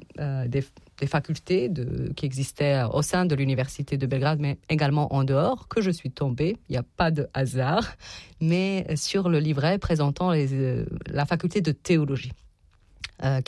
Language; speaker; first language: French; non-native, fluent; Serbian